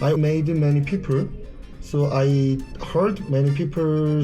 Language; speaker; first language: English; non-native, learner; Korean